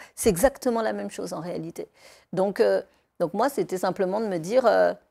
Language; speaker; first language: French; native; French